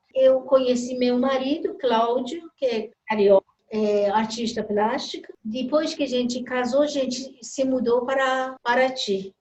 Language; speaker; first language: Portuguese; non-native, fluent; Persian